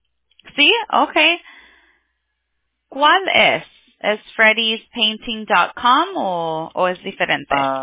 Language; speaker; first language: Spanish; early bilingual, heritage; Spanish